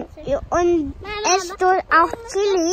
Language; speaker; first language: German; early bilingual, other home language; Indonesian